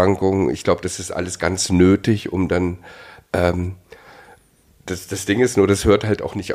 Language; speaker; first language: German; native; German